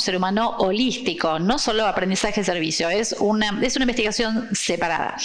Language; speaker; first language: Spanish; non-native, fluent; Portuguese